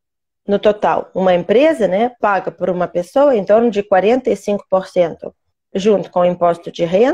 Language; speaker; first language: Portuguese; non-native, fluent; Russian